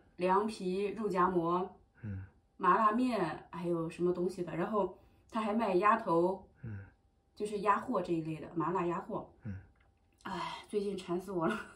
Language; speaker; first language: Chinese; native; Chinese